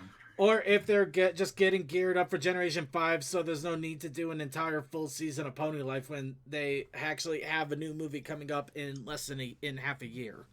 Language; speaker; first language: English; native; English